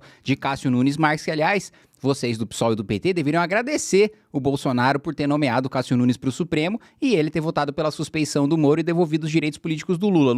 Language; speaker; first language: Portuguese; native; Portuguese